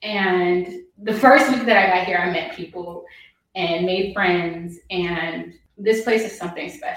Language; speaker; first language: English; native; English